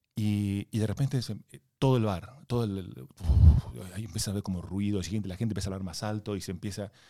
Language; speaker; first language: Spanish; native; Spanish